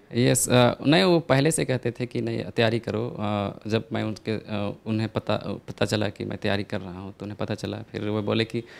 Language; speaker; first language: Hindi; native; Hindi